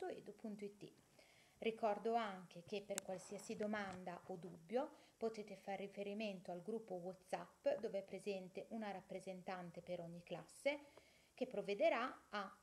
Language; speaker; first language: Italian; native; Italian